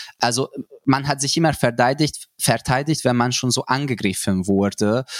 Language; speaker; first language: German; non-native, fluent; Hungarian